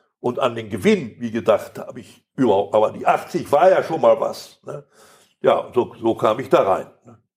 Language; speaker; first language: German; native; German